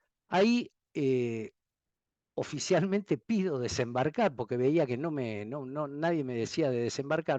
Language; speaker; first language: Spanish; native; Spanish